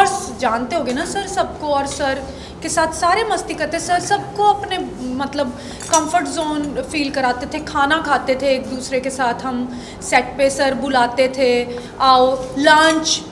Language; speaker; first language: Hindi; non-native, local second language; Punjabi